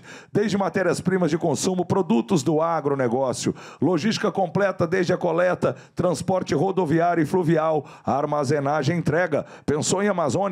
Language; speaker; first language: Portuguese; native; Portuguese